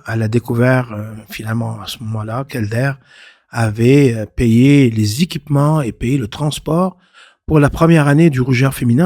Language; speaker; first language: French; non-native, local second language; Arabic